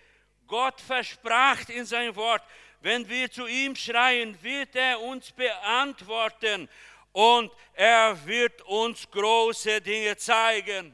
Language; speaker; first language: German; non-native, fluent; Portuguese